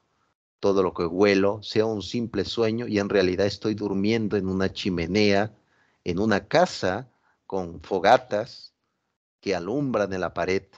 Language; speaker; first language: Spanish; native; Spanish